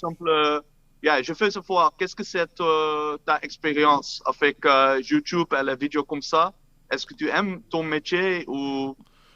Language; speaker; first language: French; non-native, fluent; Dutch